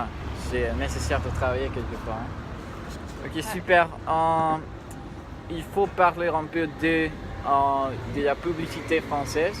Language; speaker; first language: French; non-native, learner; Spanish